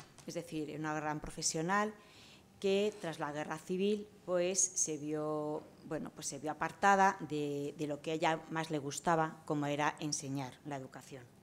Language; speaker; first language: Spanish; native; Spanish